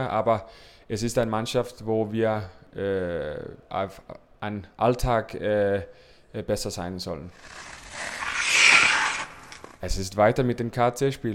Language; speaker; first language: German; non-native, learner; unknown